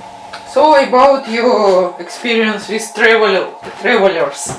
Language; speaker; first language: English; non-native, learner; Russian